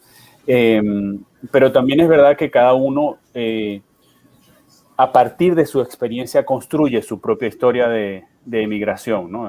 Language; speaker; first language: Spanish; native; Spanish